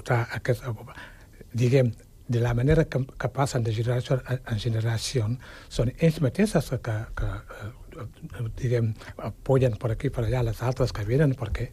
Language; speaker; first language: Catalan; non-native, fluent; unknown